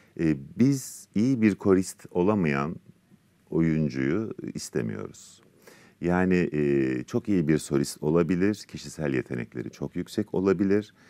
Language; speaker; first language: Turkish; native; Turkish